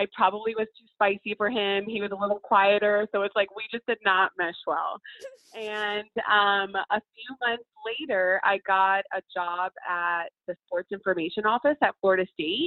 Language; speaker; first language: English; early bilingual, other home language; Spanish